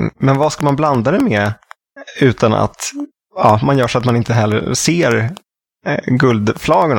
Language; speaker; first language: Swedish; native; Swedish